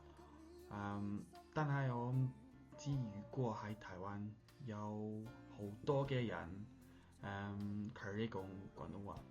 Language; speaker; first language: Cantonese; non-native, learner; English